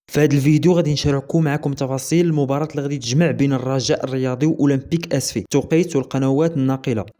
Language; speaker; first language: Arabic; native; Arabic